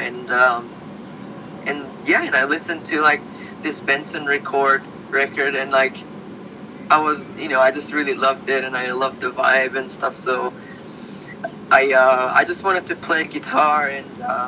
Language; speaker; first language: English; early bilingual, other home language; Slovak